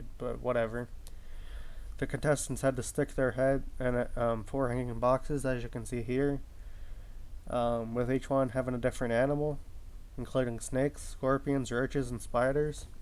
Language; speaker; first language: English; native; English